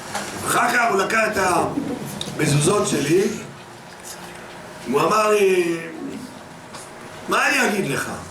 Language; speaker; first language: Hebrew; non-native, fluent; French